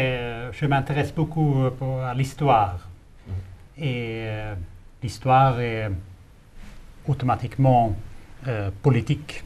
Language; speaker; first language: French; non-native, fluent; Swedish